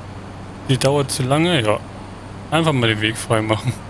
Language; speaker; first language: German; native; German